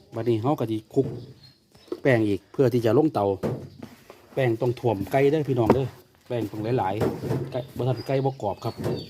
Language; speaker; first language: Thai; native; Thai